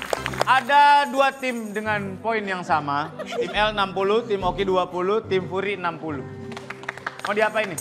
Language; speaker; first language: Indonesian; native; Indonesian